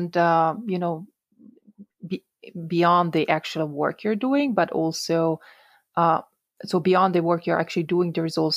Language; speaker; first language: English; non-native, fluent; Italian